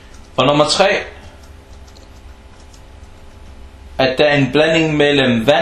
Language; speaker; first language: Danish; early bilingual, other home language; Arabic